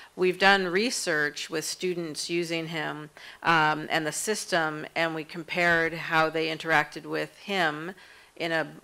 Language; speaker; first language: English; native; English